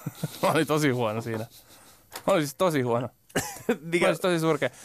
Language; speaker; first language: Finnish; native; Finnish